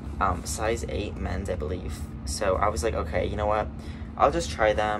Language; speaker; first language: English; native; English